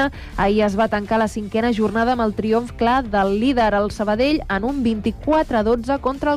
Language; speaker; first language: Catalan; native; Catalan